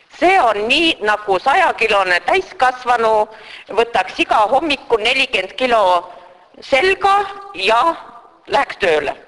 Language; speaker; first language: Estonian; native; Estonian